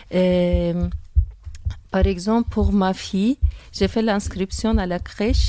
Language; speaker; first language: French; non-native, fluent; Turkish